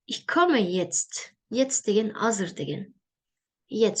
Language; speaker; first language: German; non-native, learner; Kyrgyz